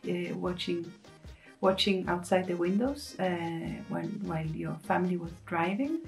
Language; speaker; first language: English; non-native, fluent; Spanish